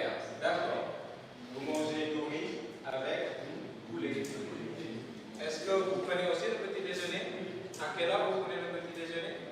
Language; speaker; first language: French; non-native, fluent; Indonesian